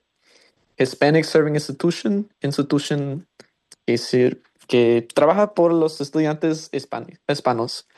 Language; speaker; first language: Spanish; non-native, learner; English